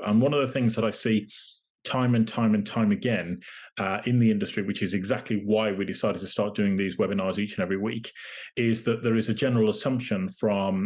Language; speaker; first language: English; native; English